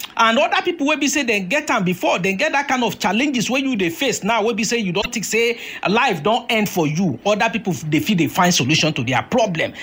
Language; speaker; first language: Nigerian Pidgin; native; Nigerian Pidgin